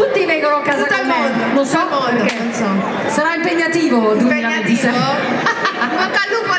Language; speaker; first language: Italian; native; Italian